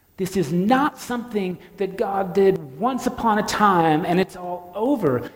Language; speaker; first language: English; native; English